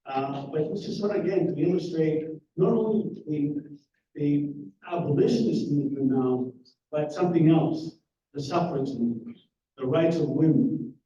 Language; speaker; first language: English; non-native, fluent; Greek